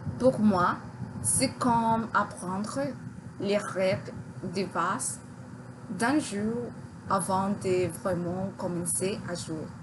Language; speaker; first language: French; non-native, learner; Spanish